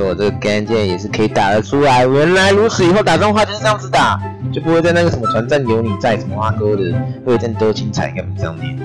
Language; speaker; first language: Chinese; native; Chinese